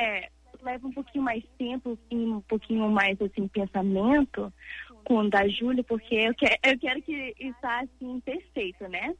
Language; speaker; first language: Portuguese; early bilingual, heritage; English